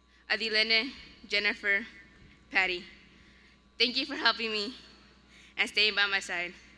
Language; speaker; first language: English; early bilingual, other home language; Spanish